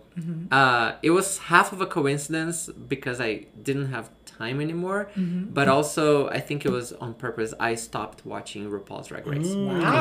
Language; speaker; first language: English; non-native, fluent; Portuguese